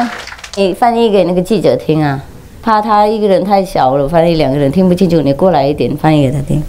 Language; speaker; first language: Chinese; non-native, fluent; Vietnamese